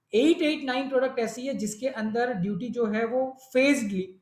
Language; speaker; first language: Hindi; non-native, local second language; Gujarati